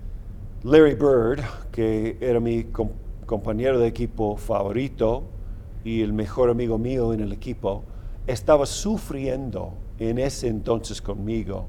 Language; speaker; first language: Spanish; non-native, fluent; English